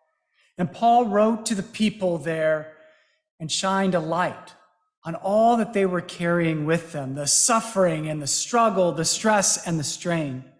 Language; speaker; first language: English; native; English